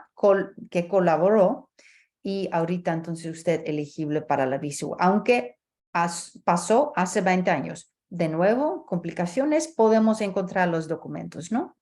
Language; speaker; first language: Spanish; early bilingual, heritage; Spanish